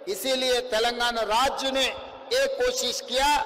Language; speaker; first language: Hindi; non-native, local second language; Telugu